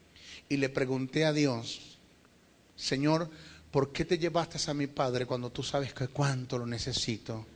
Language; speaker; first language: Spanish; native; Spanish